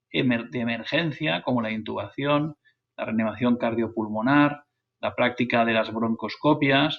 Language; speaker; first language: Spanish; native; Spanish